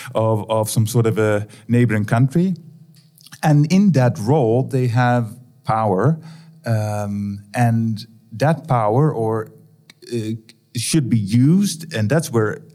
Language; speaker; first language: English; non-native, fluent; Dutch